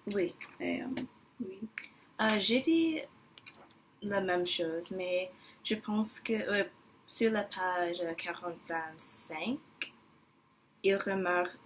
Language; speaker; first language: French; non-native, learner; English